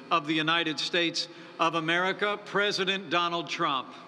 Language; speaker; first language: English; native; English